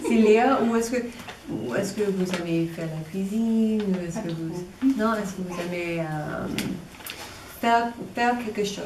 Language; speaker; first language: French; non-native, fluent; English